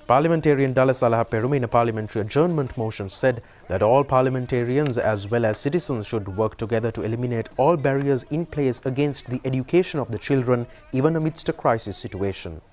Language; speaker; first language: English; non-native, local second language; Sinhala